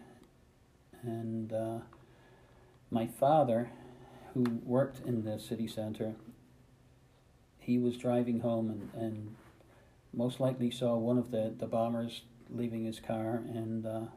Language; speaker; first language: English; native; English